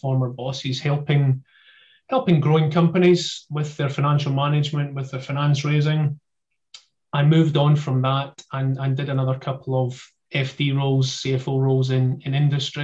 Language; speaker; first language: English; native; English